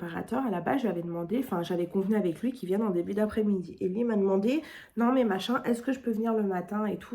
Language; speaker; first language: French; native; French